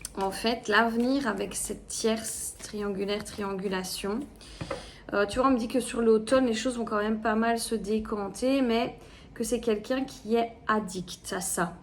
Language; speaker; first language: French; native; French